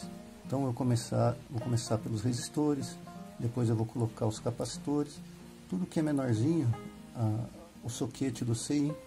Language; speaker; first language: Portuguese; native; Portuguese